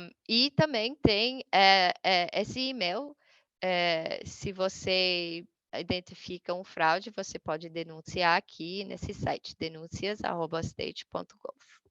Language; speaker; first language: Portuguese; non-native, fluent; English